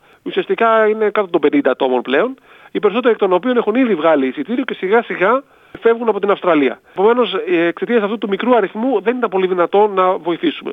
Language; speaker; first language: Greek; native; Greek